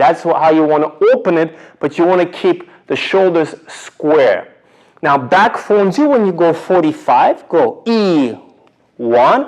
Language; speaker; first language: English; non-native, fluent; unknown